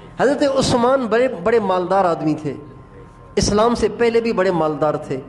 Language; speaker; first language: Urdu; non-native, local second language; Sindhi